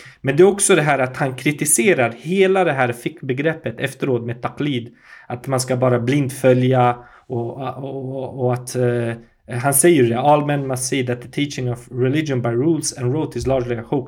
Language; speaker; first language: Swedish; native; Swedish